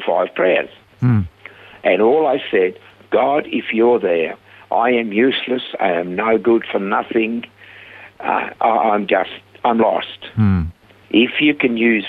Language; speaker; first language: English; non-native, fluent; Swiss German